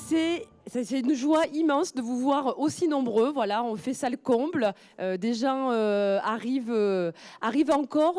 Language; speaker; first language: French; native; French